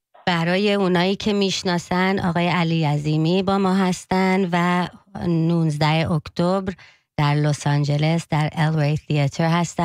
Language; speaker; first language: Persian; early bilingual, heritage; Persian